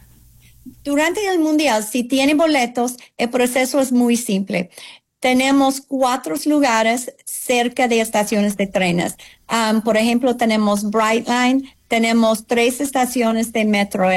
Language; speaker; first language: Spanish; non-native, fluent; English